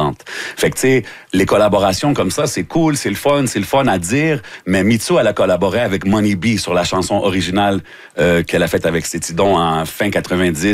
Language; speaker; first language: French; native; French